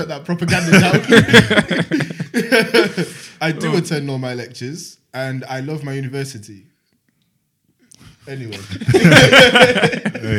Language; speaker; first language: English; native; English